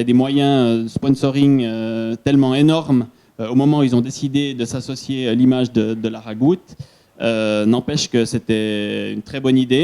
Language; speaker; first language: French; native; French